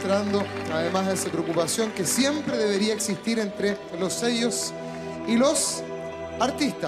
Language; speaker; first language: Spanish; native; Spanish